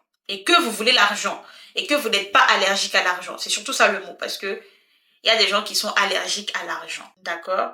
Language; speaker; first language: French; native; French